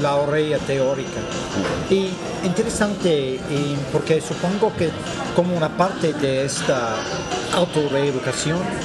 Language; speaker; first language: Spanish; non-native, fluent; English